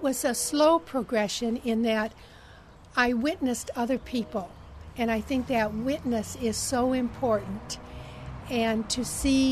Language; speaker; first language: English; native; English